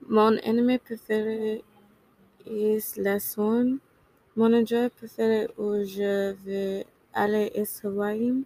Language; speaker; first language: French; non-native, learner; English